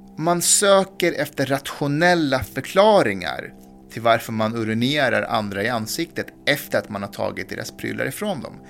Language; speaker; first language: Swedish; early bilingual, other home language; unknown